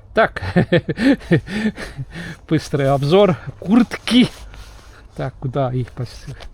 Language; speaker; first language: Russian; non-native, local second language; Estonian